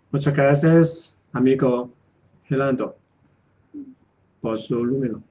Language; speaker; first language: Spanish; non-native, learner; Chinese